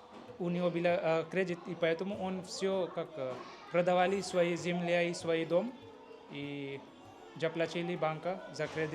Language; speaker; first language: Russian; non-native, learner; Hindi